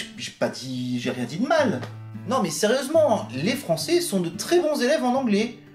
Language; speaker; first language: French; native; French